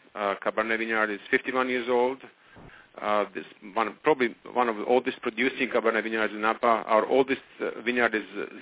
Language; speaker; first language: English; non-native, fluent; Croatian